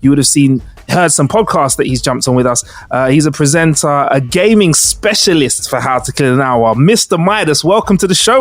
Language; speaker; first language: English; native; English